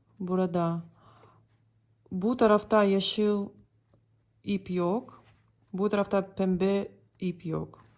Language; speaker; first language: Turkish; non-native, learner; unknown